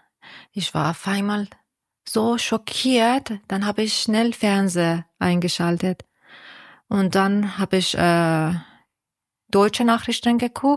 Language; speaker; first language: German; non-native, fluent; Persian